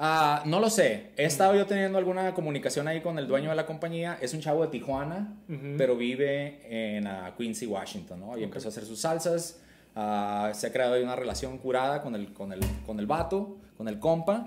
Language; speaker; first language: Spanish; native; Spanish